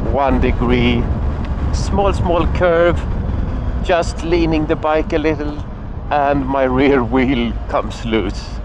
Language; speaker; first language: English; non-native, fluent; Swedish